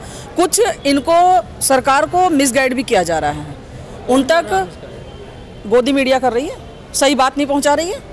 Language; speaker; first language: Hindi; native; Hindi